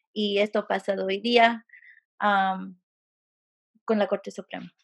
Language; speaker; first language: Spanish; early bilingual, heritage; Spanish